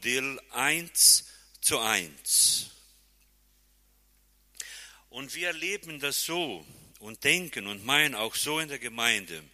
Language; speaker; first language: German; non-native, fluent; Portuguese